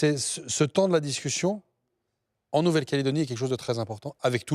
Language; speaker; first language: French; native; French